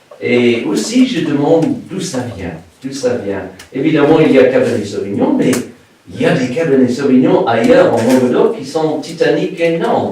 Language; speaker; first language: French; non-native, fluent; English